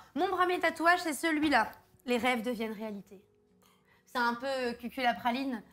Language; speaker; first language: French; native; French